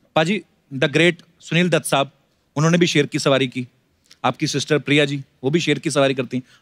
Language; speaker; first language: Hindi; native; Hindi